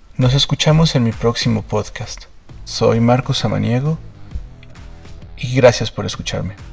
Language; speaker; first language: Spanish; native; Spanish